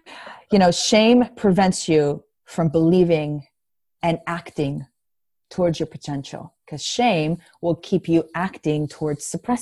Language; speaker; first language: English; non-native, fluent; Greek